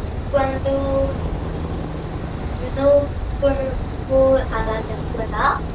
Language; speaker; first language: Spanish; non-native, learner; French